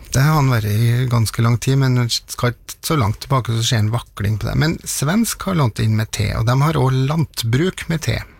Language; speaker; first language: Norwegian; native; Norwegian